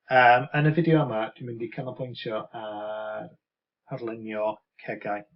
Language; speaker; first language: Welsh; non-native, local second language; English